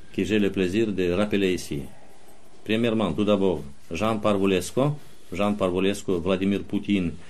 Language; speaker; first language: French; non-native, fluent; Romanian